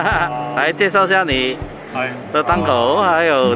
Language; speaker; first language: Chinese; native; Chinese